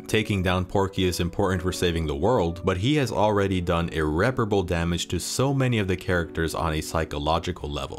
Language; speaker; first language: English; native; English